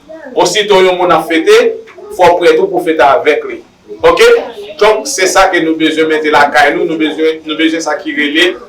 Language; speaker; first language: French; non-native, learner; Haitian Creole